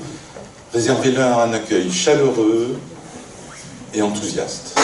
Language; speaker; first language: French; native; French